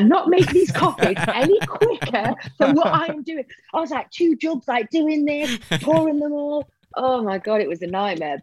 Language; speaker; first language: English; native; English